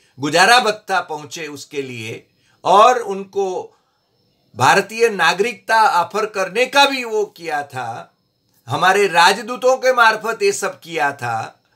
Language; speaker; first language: Hindi; non-native, local second language; Gujarati